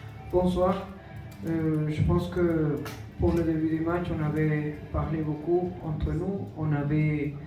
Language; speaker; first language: French; non-native, fluent; Spanish